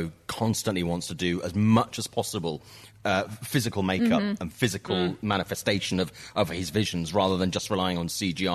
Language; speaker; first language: English; native; English